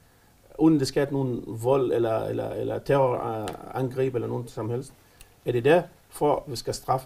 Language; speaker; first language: Danish; non-native, fluent; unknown